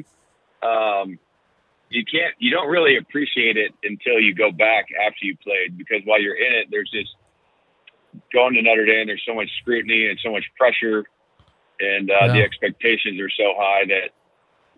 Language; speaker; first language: English; native; English